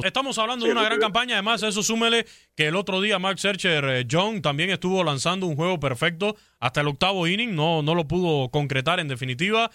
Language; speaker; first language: Spanish; native; Spanish